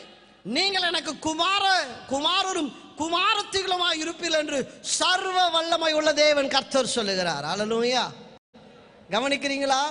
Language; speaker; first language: Tamil; native; Tamil